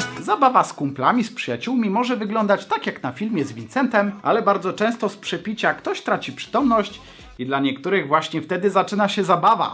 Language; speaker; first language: Polish; native; Polish